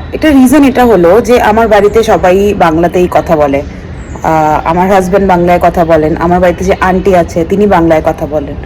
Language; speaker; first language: Bangla; non-native, fluent; Hindi